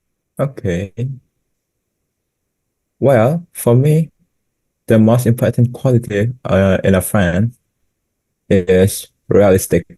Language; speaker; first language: English; non-native, learner; Indonesian